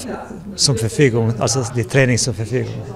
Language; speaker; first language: German; non-native, learner; Norwegian